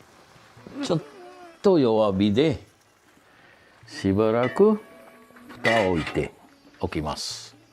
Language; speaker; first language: Japanese; non-native, fluent; Sinhala